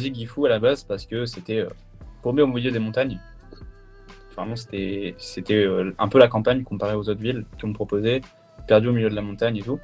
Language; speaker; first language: French; native; French